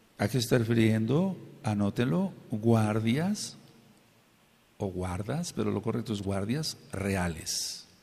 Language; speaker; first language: Spanish; native; Spanish